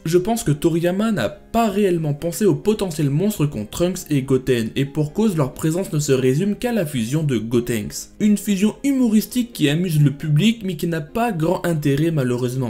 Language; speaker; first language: French; native; French